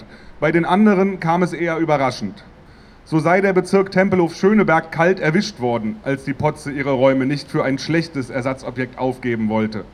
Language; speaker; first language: German; native; German